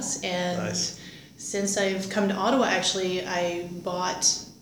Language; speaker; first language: English; native; English